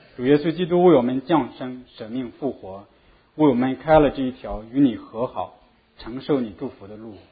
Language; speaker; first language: Chinese; native; Chinese